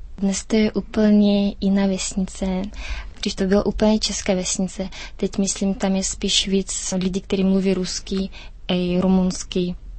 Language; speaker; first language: Czech; early bilingual, heritage; Czech